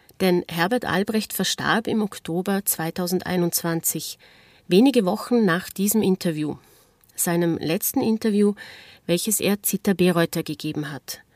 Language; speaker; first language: German; native; German